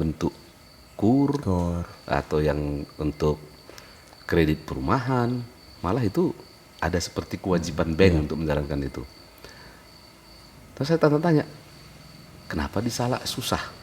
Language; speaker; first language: Indonesian; native; Indonesian